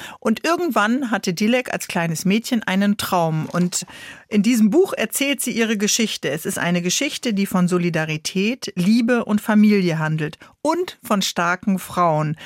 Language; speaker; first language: German; native; German